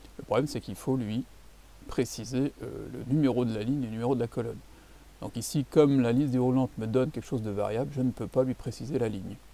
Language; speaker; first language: French; native; French